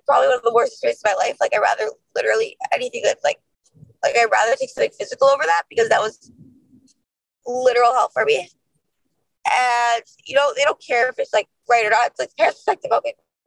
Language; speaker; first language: English; native; English